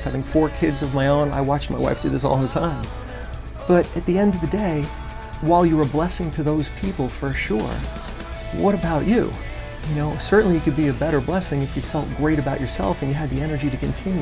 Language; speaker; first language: English; native; English